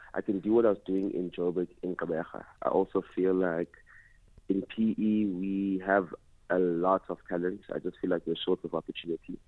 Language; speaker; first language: English; non-native, local second language; Xhosa